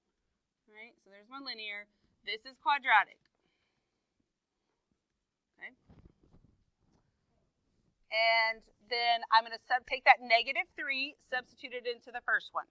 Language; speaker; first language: English; native; English